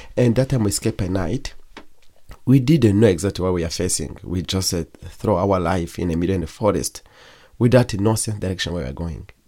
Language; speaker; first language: English; non-native, learner; Kinyarwanda